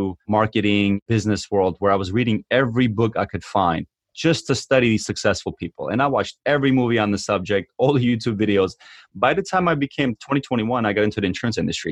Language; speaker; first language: English; early bilingual, other home language; Armenian